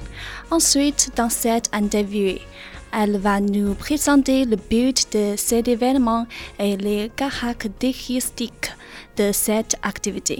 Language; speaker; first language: French; non-native, learner; Chinese